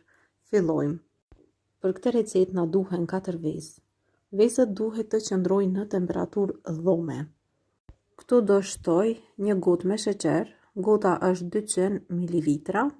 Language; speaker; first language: Albanian; native; Albanian